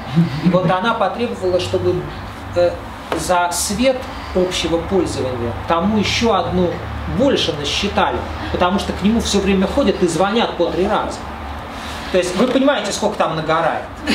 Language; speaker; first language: Russian; native; Russian